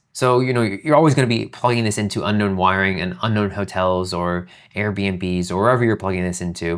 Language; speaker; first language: English; native; English